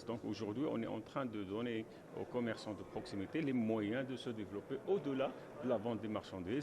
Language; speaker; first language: French; non-native, local second language; Arabic